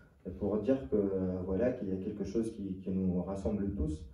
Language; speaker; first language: French; non-native, local second language; Arabic